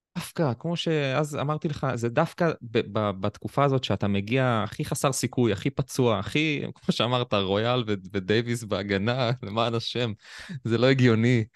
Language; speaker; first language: Hebrew; native; Hebrew